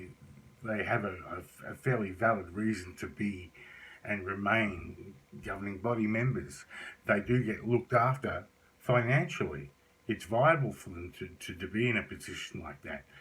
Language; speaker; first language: English; native; English